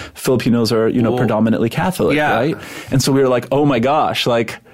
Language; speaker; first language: English; non-native, fluent; Polish